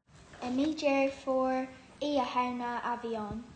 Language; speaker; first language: Irish; non-native, local second language; English